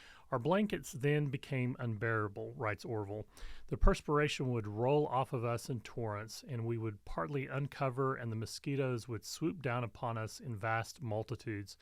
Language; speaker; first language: English; native; English